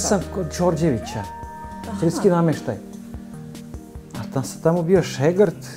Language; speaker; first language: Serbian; early bilingual, other home language; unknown